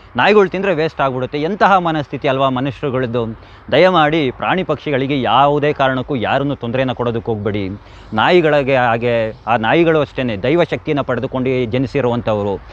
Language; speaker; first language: Kannada; native; Kannada